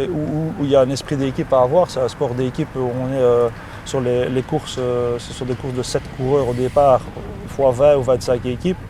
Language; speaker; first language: French; native; French